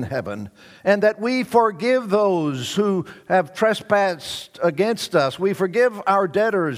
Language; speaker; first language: English; native; English